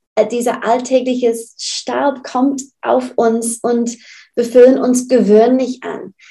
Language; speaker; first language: German; non-native, fluent; English